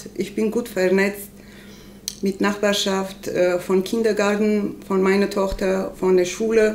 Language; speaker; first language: German; non-native, learner; Armenian